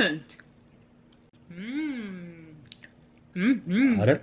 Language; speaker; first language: Amharic; non-native, learner; Arabic